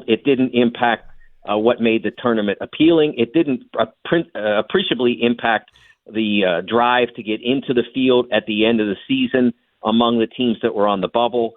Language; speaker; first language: English; native; English